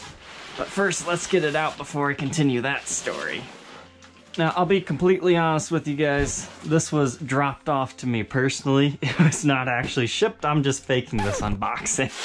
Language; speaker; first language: English; native; English